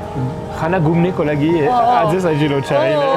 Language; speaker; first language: Nepali; non-native, learner; French